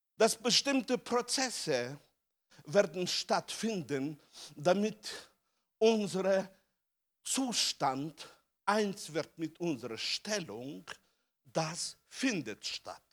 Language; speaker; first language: German; non-native, fluent; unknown